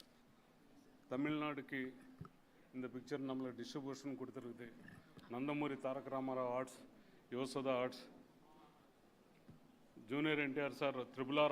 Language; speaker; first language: Tamil; non-native, learner; Telugu